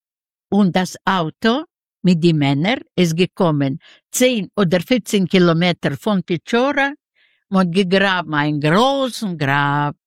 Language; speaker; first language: German; non-native, learner; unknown